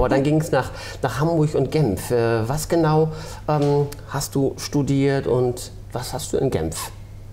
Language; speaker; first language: German; native; German